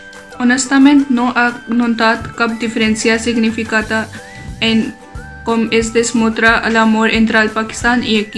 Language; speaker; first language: Catalan; non-native, learner; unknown